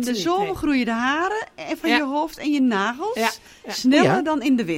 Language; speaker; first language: Dutch; native; Dutch